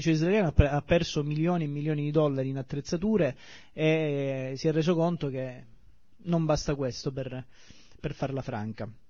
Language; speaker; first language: Italian; native; Italian